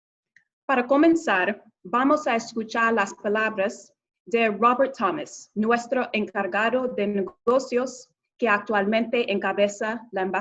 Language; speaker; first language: Spanish; non-native, fluent; English